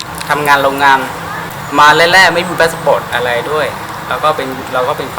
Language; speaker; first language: Thai; non-native, fluent; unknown